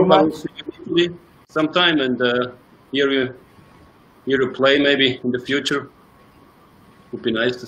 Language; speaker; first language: English; non-native, fluent; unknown